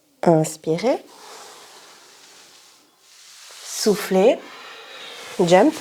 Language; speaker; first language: French; native; French